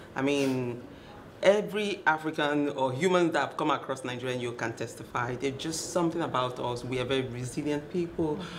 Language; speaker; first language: English; non-native, local second language; Igbo